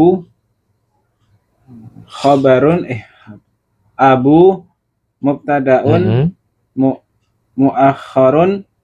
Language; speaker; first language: Arabic; non-native, learner; Indonesian